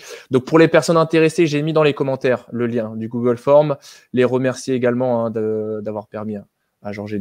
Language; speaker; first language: French; native; French